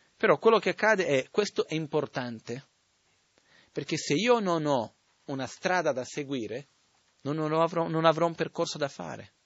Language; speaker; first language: Italian; non-native, fluent; Portuguese